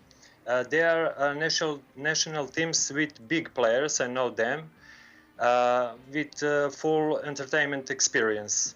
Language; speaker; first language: English; non-native, learner; Serbian